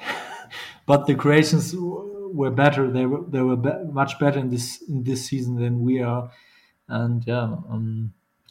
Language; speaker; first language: English; non-native, fluent; German